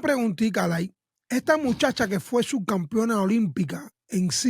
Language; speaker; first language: Spanish; native; Spanish